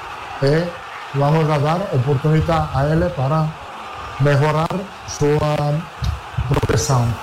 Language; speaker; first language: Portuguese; non-native, fluent; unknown